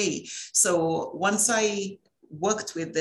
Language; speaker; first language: English; native; English